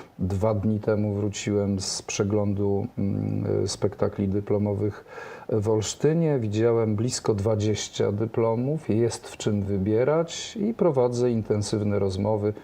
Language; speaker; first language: Polish; native; Polish